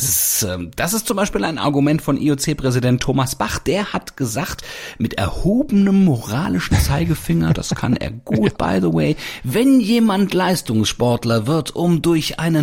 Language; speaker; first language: German; native; German